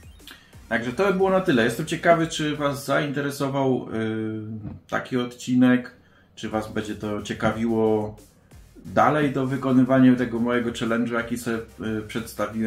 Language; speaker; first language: Polish; native; Polish